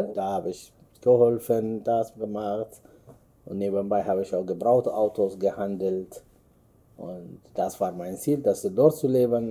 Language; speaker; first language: German; non-native, learner; Amharic